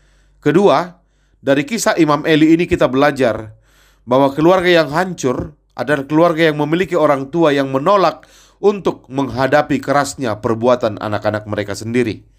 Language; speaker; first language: Indonesian; native; Indonesian